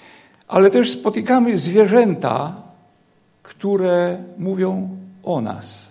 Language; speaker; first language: Polish; native; Polish